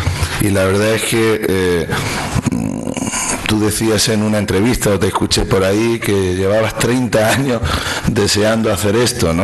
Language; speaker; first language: Spanish; native; Spanish